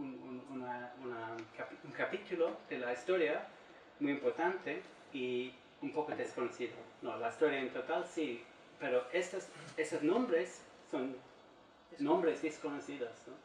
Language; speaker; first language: Spanish; non-native, learner; English